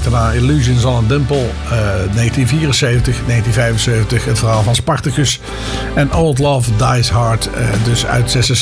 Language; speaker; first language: Dutch; native; Dutch